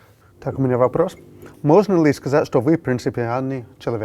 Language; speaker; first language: Russian; non-native, fluent; English